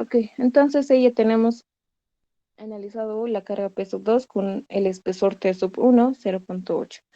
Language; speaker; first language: Spanish; native; Spanish